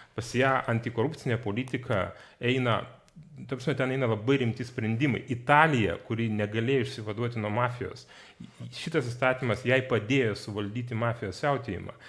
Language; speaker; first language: Lithuanian; non-native, fluent; Georgian